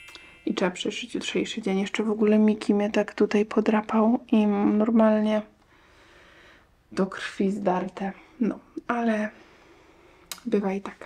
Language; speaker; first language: Polish; native; Polish